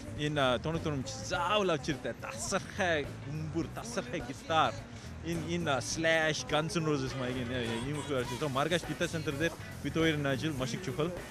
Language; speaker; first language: Mongolian; non-native, learner; English